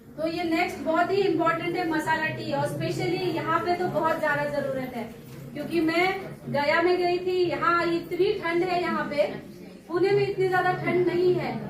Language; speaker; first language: Hindi; non-native, local second language; Marathi